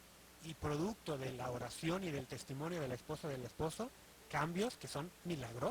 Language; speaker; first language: Spanish; native; Spanish